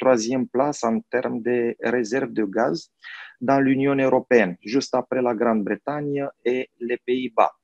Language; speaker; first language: French; non-native, fluent; Romanian